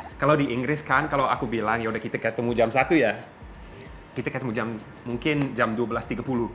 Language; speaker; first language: Indonesian; non-native, fluent; English